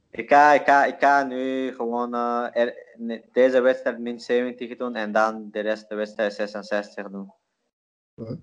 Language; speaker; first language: Dutch; non-native, learner; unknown